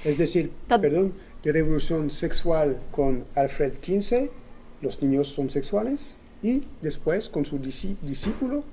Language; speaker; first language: Spanish; non-native, fluent; German